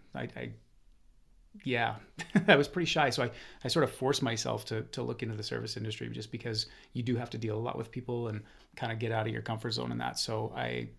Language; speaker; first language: English; native; English